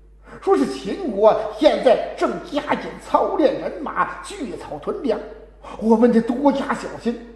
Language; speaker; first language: Chinese; native; Chinese